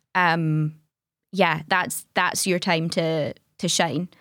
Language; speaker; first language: English; native; English